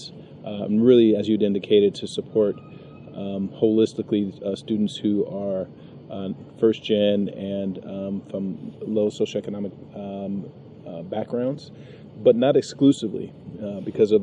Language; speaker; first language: English; native; English